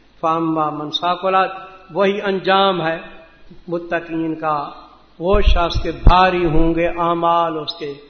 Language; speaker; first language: Urdu; native; Urdu